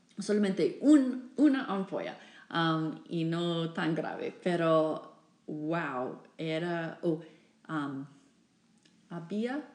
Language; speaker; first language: Spanish; non-native, fluent; English